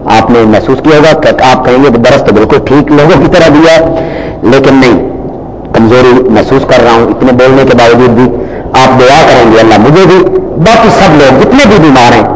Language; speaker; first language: Urdu; non-native, local second language; Punjabi